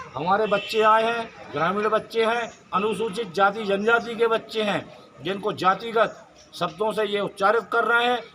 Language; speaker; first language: Hindi; native; Hindi